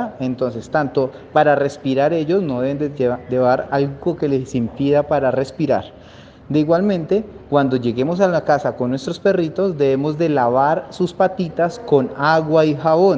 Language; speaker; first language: Spanish; native; Spanish